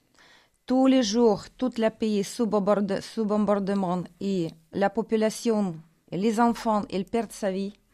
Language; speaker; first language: French; non-native, fluent; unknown